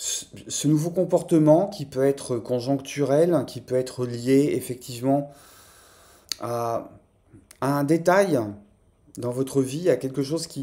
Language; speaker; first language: French; native; French